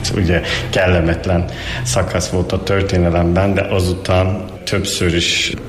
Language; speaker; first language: Hungarian; non-native, fluent; Turkish